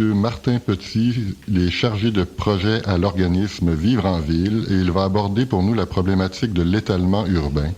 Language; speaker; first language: French; native; French